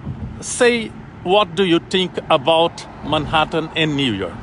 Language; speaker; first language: English; non-native, learner; Portuguese